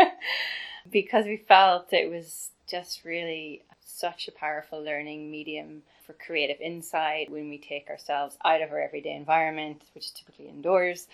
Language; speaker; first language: English; native; English